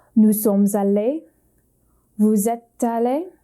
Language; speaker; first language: French; non-native, fluent; English